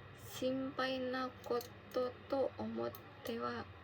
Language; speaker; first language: Japanese; non-native, learner; Indonesian